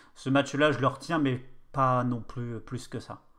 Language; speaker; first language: French; native; French